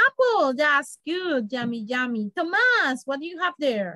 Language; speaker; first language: English; non-native, fluent; Spanish